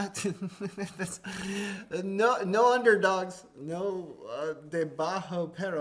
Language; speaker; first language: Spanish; non-native, learner; English